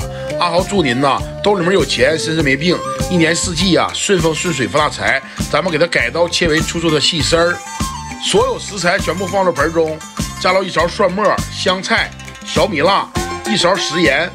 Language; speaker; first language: Chinese; native; Chinese